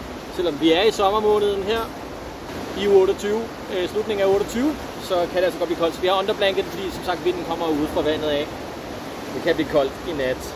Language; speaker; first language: Danish; native; Danish